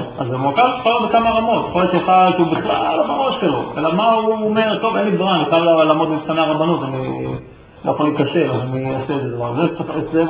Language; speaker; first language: Hebrew; native; Hebrew